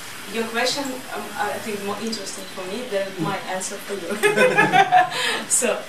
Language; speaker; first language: English; non-native, learner; Ukrainian